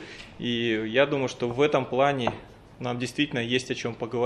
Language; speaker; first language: Russian; native; Russian